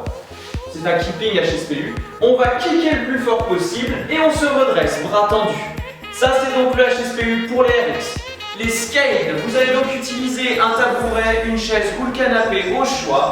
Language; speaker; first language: French; native; French